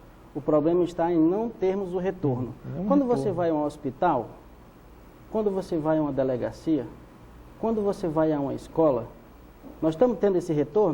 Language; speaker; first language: Portuguese; native; Portuguese